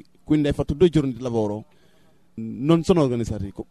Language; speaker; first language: Italian; non-native, fluent; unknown